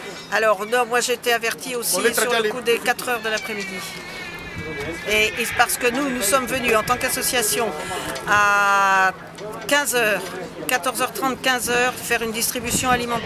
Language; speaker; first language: French; native; French